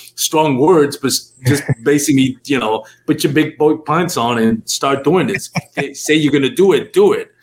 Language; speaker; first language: English; non-native, fluent; Spanish